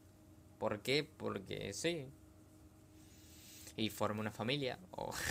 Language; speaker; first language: Spanish; native; Spanish